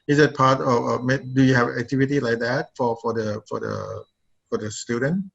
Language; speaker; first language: English; non-native, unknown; Thai